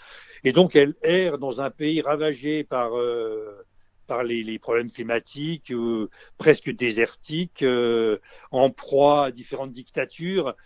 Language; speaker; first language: French; native; French